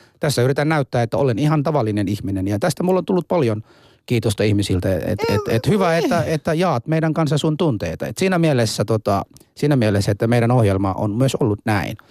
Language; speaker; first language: Finnish; non-native, fluent; Arabic